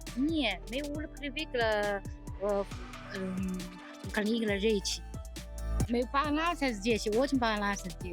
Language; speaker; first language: Russian; non-native, learner; Chinese